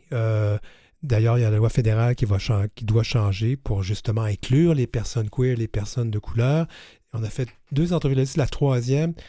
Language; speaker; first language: French; native; French